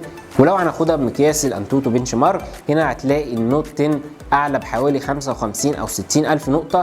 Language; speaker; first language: Arabic; native; Arabic